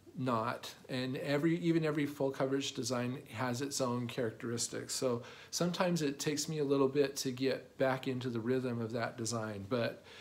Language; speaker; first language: English; native; English